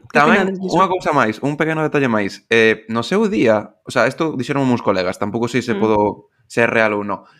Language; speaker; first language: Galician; non-native, local second language; Spanish